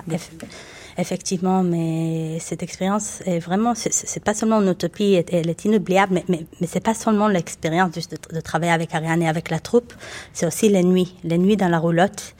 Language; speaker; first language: French; non-native, fluent; Hebrew